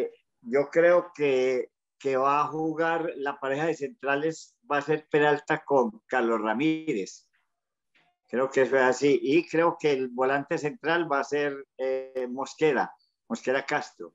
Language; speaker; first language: Spanish; native; Spanish